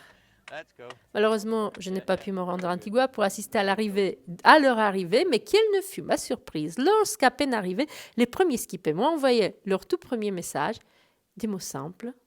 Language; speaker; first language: French; native; French